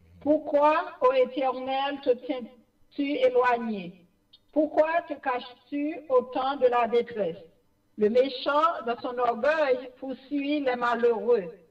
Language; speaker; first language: French; non-native, local second language; Haitian Creole